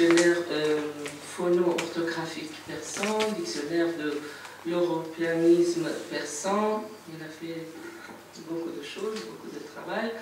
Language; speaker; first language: French; non-native, fluent; Persian